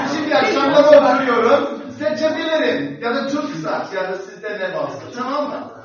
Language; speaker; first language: Turkish; non-native, fluent; English